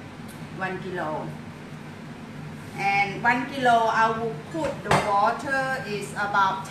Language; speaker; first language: English; non-native, learner; Thai